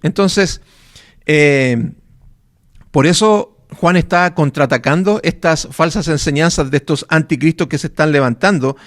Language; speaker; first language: Spanish; native; Spanish